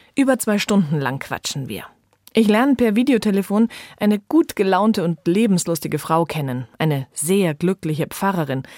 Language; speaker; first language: German; early bilingual, other home language; French